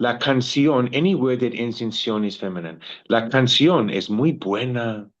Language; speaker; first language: Spanish; non-native, learner; English